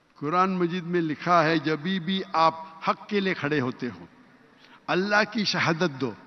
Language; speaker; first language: Urdu; non-native, local second language; Konkani